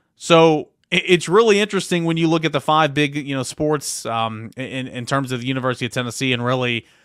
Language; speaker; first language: English; native; English